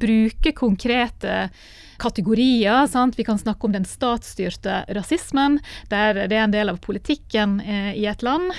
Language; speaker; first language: Norwegian; native; Norwegian